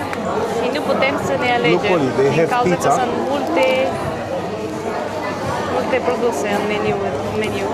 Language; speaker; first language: Romanian; non-native, fluent; Bulgarian